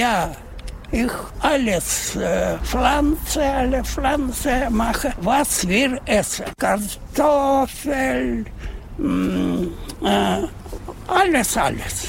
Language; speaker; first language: German; non-native, learner; Russian